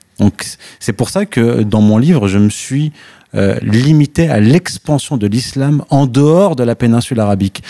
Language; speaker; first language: French; early bilingual, other home language; Arabic